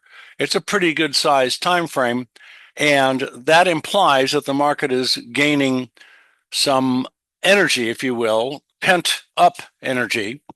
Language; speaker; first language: English; native; English